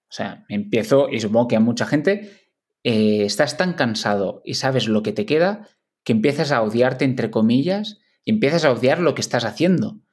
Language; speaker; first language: Spanish; non-native, local second language; Catalan